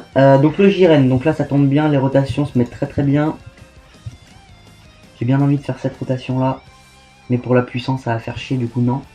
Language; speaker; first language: French; native; French